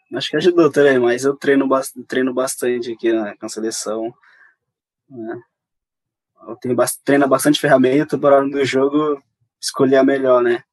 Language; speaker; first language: Portuguese; native; Portuguese